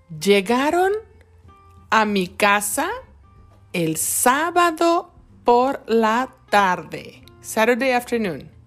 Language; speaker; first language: Spanish; non-native, fluent; English